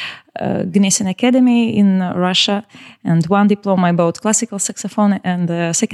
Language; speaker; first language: English; non-native, learner; Ukrainian